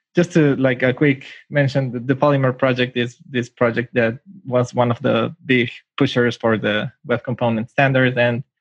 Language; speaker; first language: English; non-native, fluent; Spanish